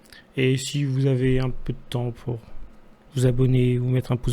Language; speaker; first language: French; native; French